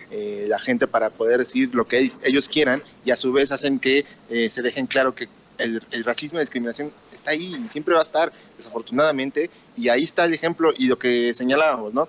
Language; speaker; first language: Spanish; native; Spanish